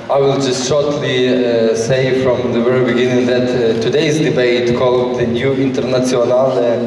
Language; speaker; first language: English; non-native, fluent; Ukrainian